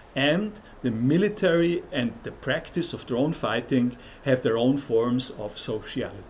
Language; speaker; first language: English; non-native, fluent; German